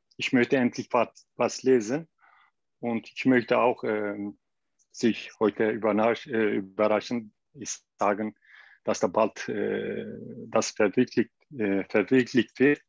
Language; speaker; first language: German; non-native, learner; Turkish